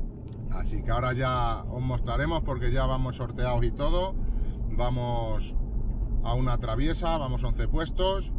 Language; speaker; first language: Spanish; native; Spanish